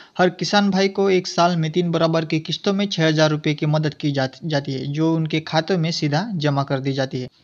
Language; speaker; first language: Hindi; non-native, local second language; Marathi